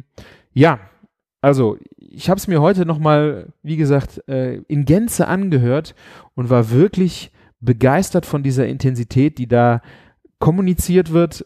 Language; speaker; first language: German; native; German